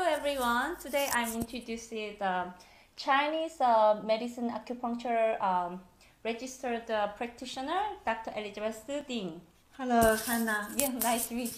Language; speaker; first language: English; non-native, learner; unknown